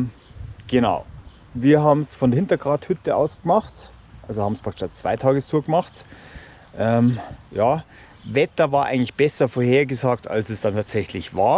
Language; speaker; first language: German; native; German